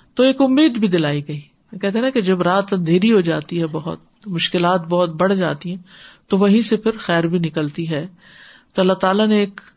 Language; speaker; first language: Urdu; native; Urdu